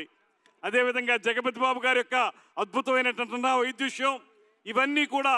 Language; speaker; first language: Telugu; native; Telugu